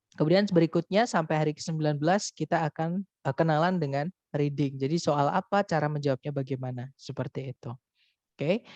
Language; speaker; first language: Indonesian; non-native, local second language; Javanese